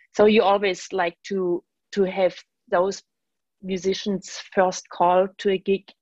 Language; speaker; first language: English; non-native, fluent; German